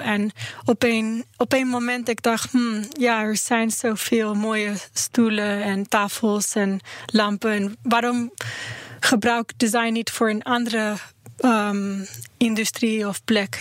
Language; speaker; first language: Dutch; non-native, learner; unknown